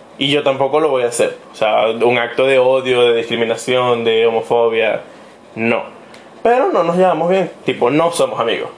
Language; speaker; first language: Spanish; native; Spanish